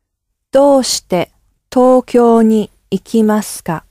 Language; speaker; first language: Japanese; non-native, learner; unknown